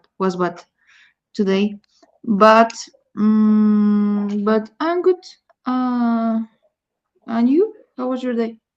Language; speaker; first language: English; non-native, learner; Spanish